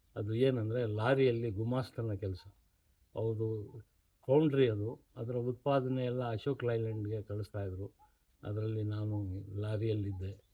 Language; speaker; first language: Kannada; non-native, local second language; Urdu